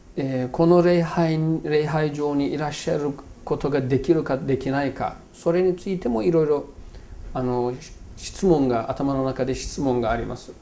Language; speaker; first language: Japanese; non-native, fluent; Turkish